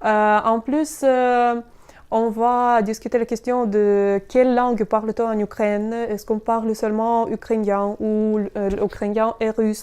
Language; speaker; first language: French; non-native, fluent; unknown